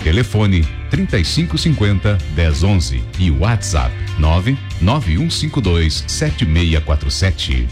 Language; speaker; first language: Portuguese; native; Portuguese